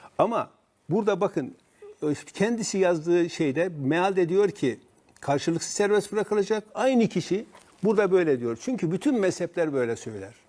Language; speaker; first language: Turkish; native; Turkish